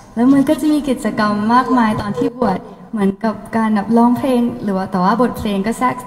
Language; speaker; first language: Thai; early bilingual, heritage; Thai